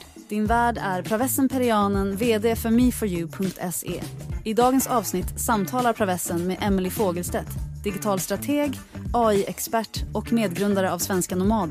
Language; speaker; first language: Swedish; native; Swedish